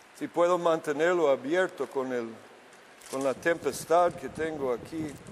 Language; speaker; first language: Spanish; non-native, fluent; English